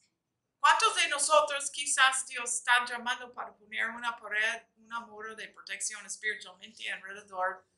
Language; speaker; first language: Spanish; non-native, fluent; English